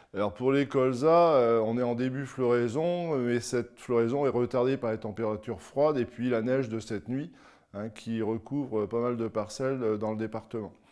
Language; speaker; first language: French; native; French